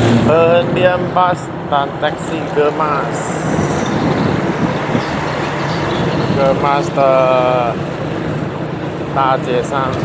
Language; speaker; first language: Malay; non-native, local second language; Chinese